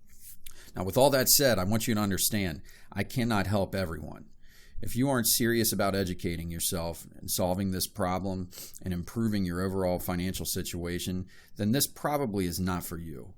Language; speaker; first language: English; native; English